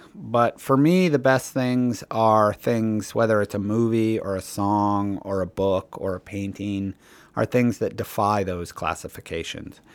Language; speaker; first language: English; native; English